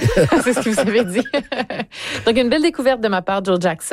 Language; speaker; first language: French; native; French